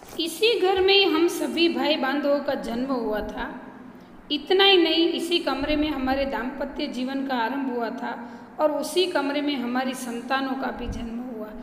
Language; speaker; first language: Hindi; non-native, local second language; Gujarati